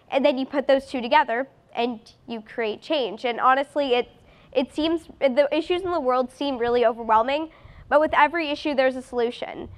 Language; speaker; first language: English; native; English